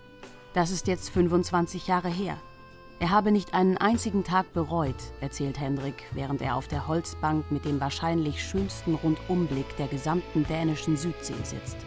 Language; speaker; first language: German; native; German